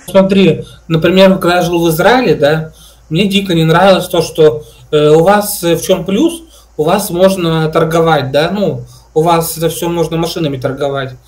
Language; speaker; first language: Russian; native; Russian